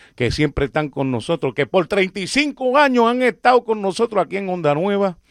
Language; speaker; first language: Spanish; native; Spanish